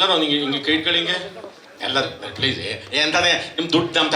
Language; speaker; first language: Kannada; native; Kannada